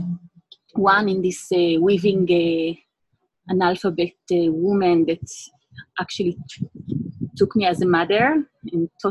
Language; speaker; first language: English; non-native, fluent; Hebrew